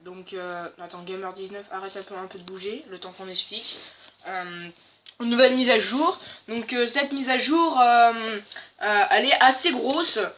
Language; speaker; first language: French; native; French